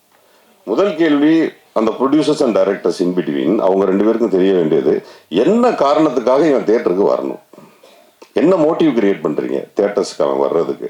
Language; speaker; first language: Tamil; native; Tamil